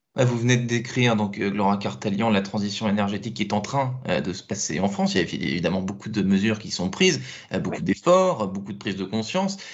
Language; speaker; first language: French; native; French